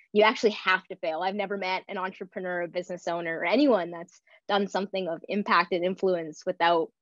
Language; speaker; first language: English; native; English